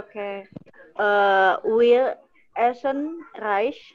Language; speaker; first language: German; non-native, learner; Indonesian